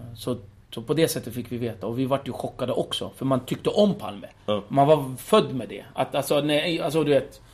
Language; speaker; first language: Swedish; early bilingual, other home language; Kurdish